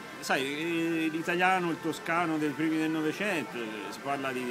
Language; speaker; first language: Italian; native; Italian